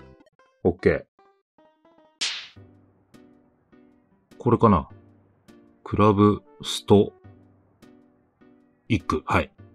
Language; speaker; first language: Japanese; native; Japanese